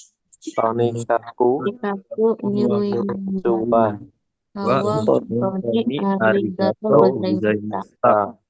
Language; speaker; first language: Japanese; non-native, learner; Indonesian